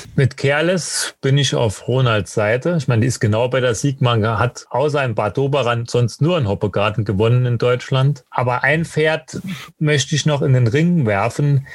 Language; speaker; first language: German; native; German